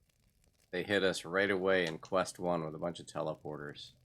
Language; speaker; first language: English; native; English